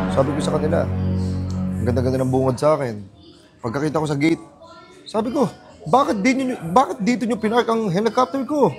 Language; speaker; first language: Filipino; native; Filipino